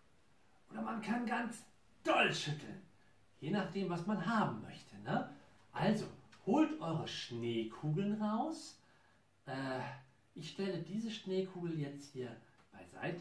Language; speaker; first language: German; native; German